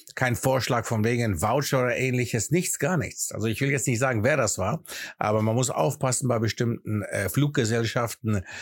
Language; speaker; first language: German; early bilingual, other home language; Greek